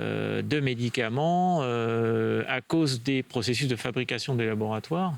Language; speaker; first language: French; native; French